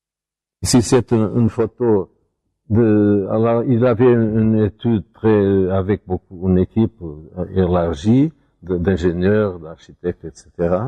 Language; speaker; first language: French; non-native, fluent; Portuguese